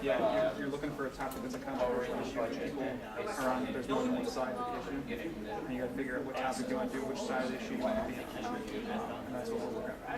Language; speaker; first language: English; native; English